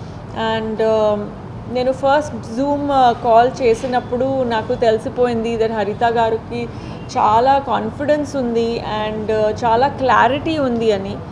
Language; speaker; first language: Telugu; non-native, local second language; Tamil